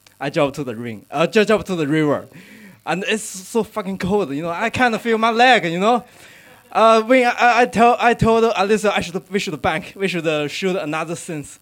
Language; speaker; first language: English; non-native, learner; Chinese